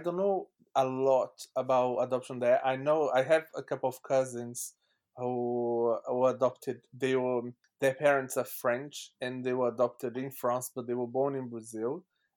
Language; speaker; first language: English; non-native, fluent; Portuguese